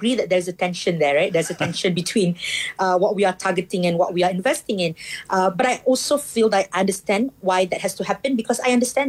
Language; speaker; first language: English; non-native, local second language; Malay